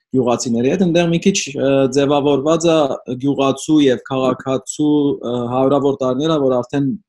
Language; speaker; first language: Armenian; early bilingual, heritage; Armenian